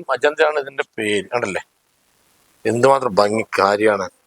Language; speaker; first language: Malayalam; native; Malayalam